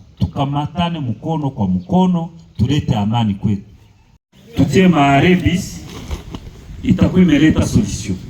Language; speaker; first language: Swahili; native; Swahili